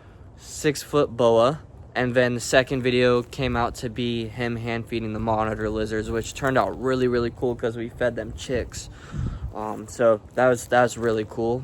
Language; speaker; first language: English; native; English